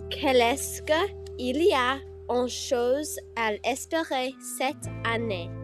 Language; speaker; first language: French; non-native, learner; English